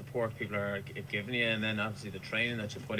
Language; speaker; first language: English; native; English